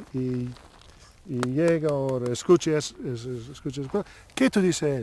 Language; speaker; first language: Spanish; non-native, learner; English